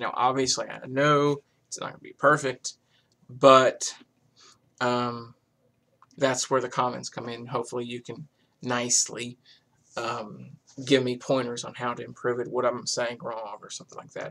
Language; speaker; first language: English; native; English